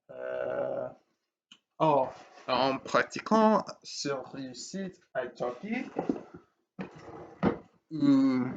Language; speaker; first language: French; non-native, learner; English